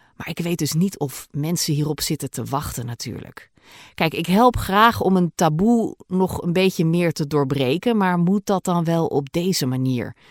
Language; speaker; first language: Dutch; native; Dutch